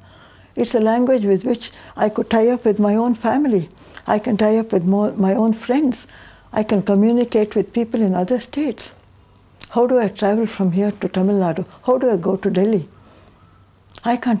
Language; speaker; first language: English; non-native, local second language; Tamil